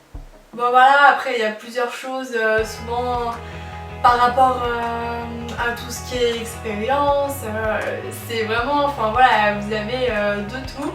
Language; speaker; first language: French; native; French